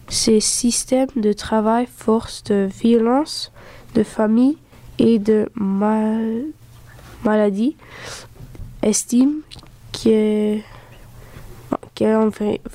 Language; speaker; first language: French; early bilingual, other home language; Dutch